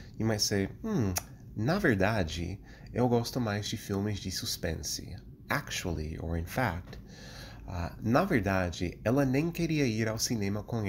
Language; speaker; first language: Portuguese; non-native, fluent; English